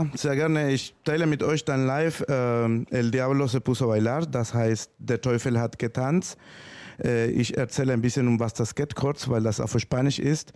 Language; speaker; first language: German; non-native, learner; Spanish